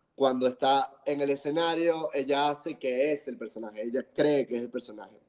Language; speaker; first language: Spanish; non-native, fluent; English